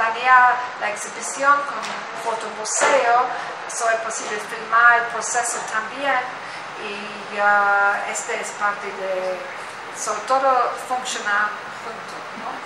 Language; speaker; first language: Spanish; non-native, learner; English